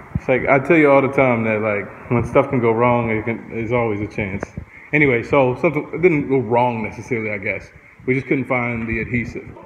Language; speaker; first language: English; native; English